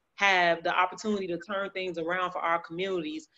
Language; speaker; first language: English; native; English